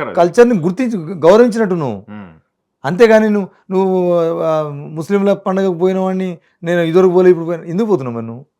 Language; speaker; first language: Telugu; non-native, local second language; Lambadi